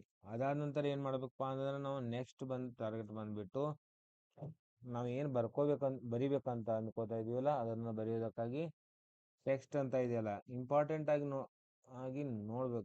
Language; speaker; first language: Kannada; native; Kannada